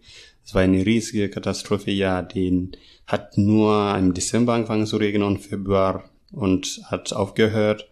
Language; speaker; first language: German; non-native, learner; Masai